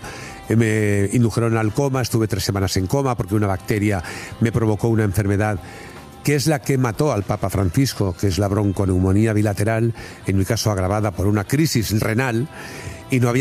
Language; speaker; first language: Spanish; native; Spanish